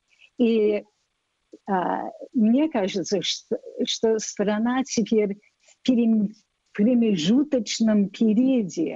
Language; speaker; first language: Russian; non-native, fluent; English